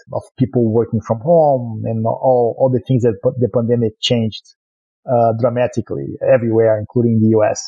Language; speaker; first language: English; non-native, fluent; Portuguese